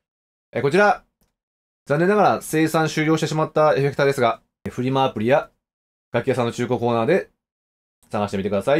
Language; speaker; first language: Japanese; native; Japanese